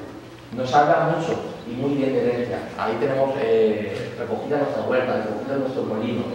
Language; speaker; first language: Spanish; native; Spanish